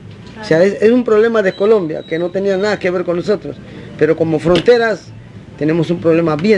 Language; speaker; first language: Spanish; non-native, local second language; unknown